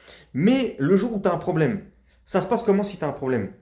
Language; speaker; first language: French; native; French